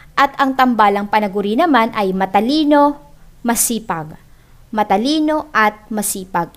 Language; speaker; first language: Filipino; native; Filipino